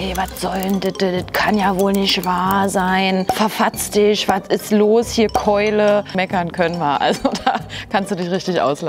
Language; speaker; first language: German; native; German